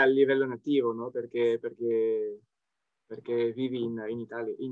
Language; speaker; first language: Italian; non-native, fluent; French